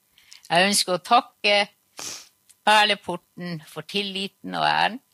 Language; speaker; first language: Norwegian; non-native, local second language; Northern Sami